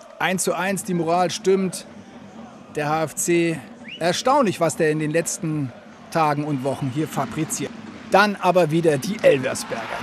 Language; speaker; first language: German; native; German